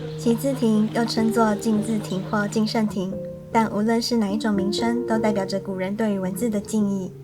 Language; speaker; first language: Chinese; native; Chinese